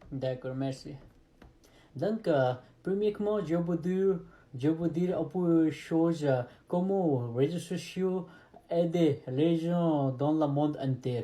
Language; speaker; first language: French; non-native, learner; Nepali